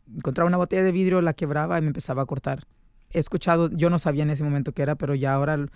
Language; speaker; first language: Spanish; native; Spanish